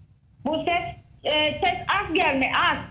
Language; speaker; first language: Turkish; non-native, learner; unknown